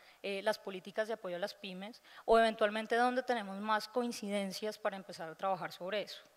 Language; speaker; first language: Spanish; native; Spanish